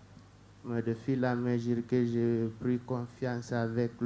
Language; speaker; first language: French; non-native, learner; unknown